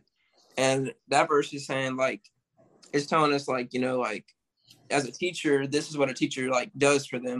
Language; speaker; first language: English; native; English